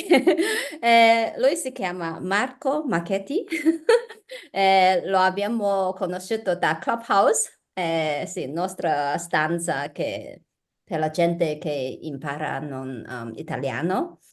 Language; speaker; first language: Italian; non-native, learner; Chinese